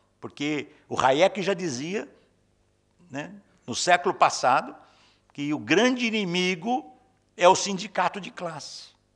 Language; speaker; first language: Portuguese; native; Portuguese